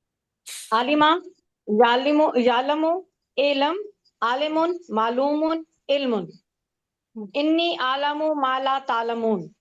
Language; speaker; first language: Arabic; non-native, learner; Urdu